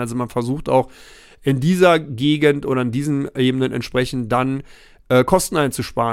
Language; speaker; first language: German; native; German